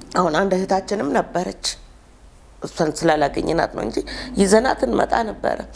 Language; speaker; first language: Amharic; native; Amharic